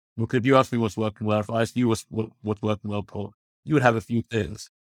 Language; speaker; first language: English; native; English